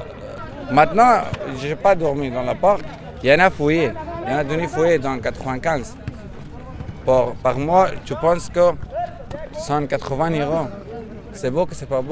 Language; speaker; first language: French; non-native, learner; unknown